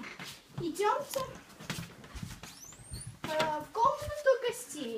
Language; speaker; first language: Russian; early bilingual, heritage; Russian